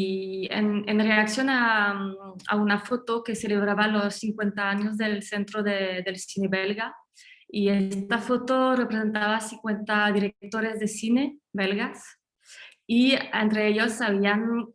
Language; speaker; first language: Spanish; non-native, fluent; French